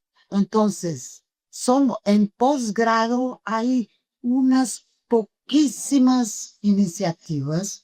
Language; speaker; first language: Spanish; non-native, fluent; Portuguese